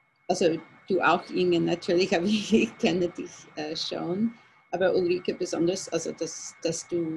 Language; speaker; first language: German; non-native, fluent; English